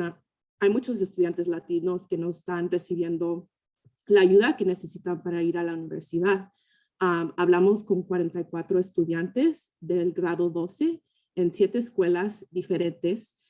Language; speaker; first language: Spanish; early bilingual, heritage; Spanish